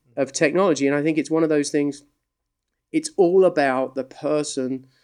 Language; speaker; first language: English; native; English